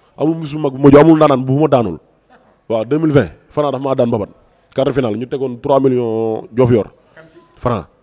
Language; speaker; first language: Wolof; native; Wolof